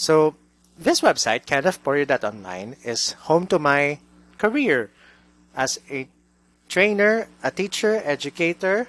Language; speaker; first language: English; non-native, local second language; Cebuano